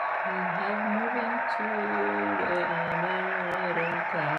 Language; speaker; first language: English; non-native, learner; Persian